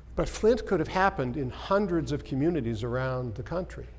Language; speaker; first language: English; native; English